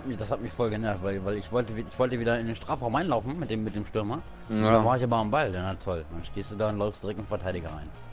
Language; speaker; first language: German; native; German